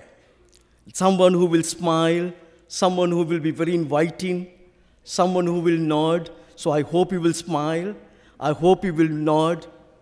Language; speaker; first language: English; non-native, local second language; Sinhala